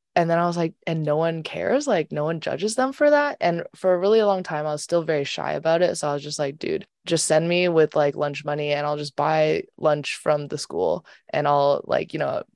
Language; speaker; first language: English; native; English